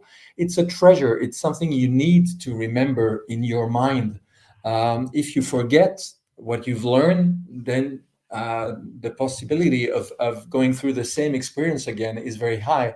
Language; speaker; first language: English; non-native, fluent; French